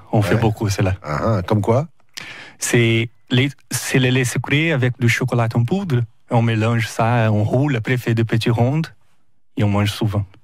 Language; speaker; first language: French; non-native, fluent; Portuguese